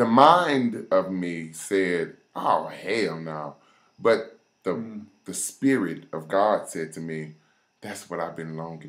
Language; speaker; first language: English; native; English